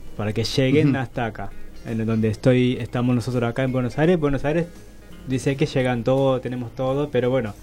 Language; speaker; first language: Spanish; non-native, learner; Japanese